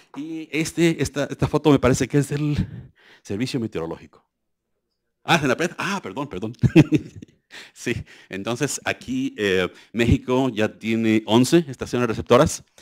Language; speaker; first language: Spanish; native; Spanish